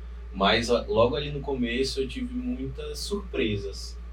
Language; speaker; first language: Portuguese; native; Portuguese